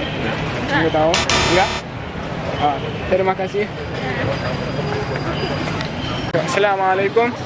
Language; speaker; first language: Indonesian; non-native, learner; Kazakh